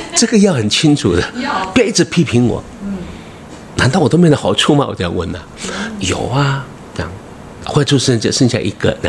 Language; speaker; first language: Chinese; non-native, local second language; Amis